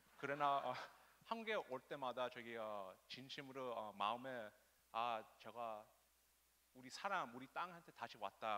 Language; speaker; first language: Korean; early bilingual, heritage; English